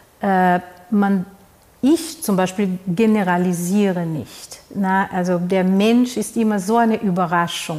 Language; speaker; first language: German; non-native, fluent; Portuguese